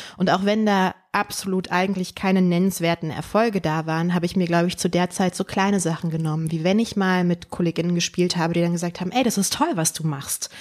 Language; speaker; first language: German; early bilingual, other home language; Polish